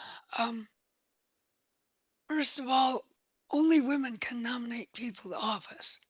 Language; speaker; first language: English; native; English